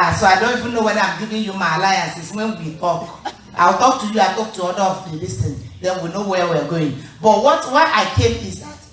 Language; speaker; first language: English; non-native, local second language; Igbo